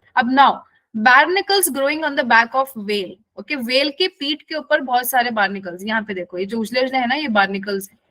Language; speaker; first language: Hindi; non-native, local second language; Kannada